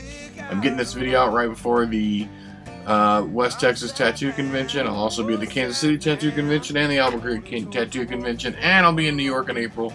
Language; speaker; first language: English; native; English